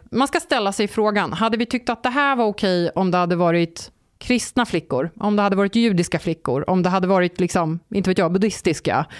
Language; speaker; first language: Swedish; early bilingual, other home language; Turkish